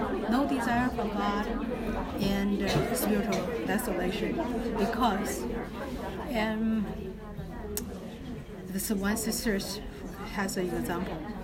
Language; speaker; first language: English; non-native, fluent; Chinese